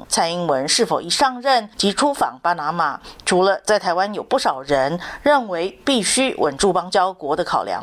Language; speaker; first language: Chinese; native; Chinese